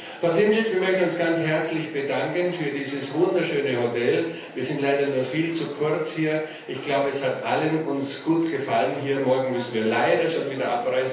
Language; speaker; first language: German; native; German